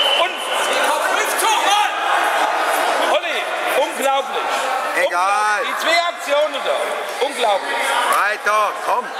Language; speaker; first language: German; native; German